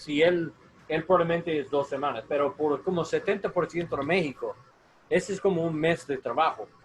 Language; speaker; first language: Spanish; non-native, learner; English